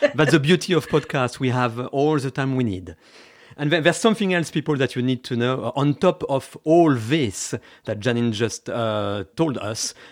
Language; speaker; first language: English; non-native, fluent; French